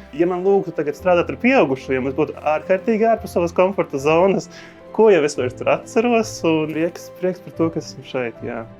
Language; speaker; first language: Latvian; native; Latvian